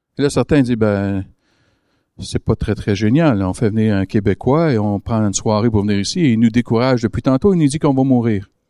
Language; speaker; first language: French; native; French